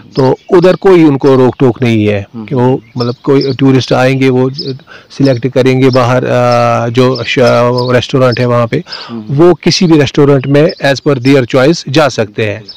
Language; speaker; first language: Hindi; non-native, local second language; Kashmiri